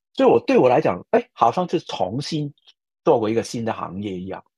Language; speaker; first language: Chinese; non-native, fluent; Cantonese